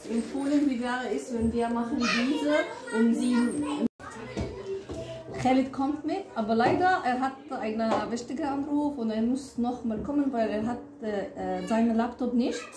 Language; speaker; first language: German; non-native, learner; Bangla